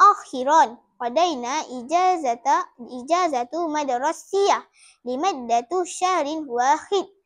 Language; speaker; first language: Arabic; non-native, learner; Malay